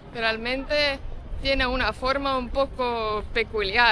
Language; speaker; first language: Spanish; non-native, fluent; Estonian